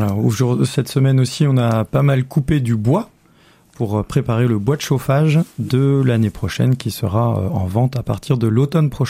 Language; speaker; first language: French; native; French